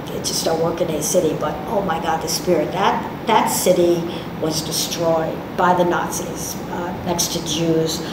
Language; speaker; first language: English; native; English